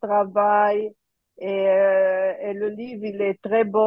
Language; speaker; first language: French; early bilingual, heritage; French